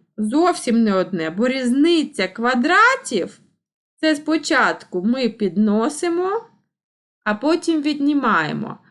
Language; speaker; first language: Ukrainian; non-native, local second language; Russian